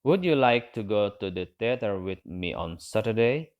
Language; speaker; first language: English; non-native, fluent; Indonesian